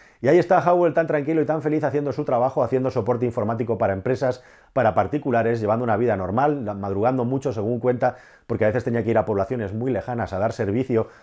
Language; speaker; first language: Spanish; native; Spanish